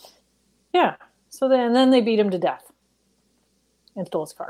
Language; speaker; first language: English; native; English